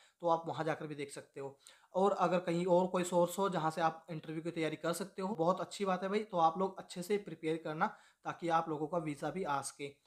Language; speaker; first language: Hindi; native; Hindi